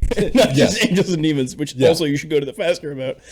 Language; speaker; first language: English; native; English